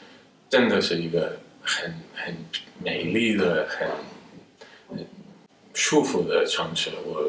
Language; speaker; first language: Chinese; non-native, fluent; English